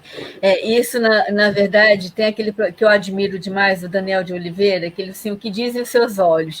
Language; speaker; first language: Portuguese; native; Portuguese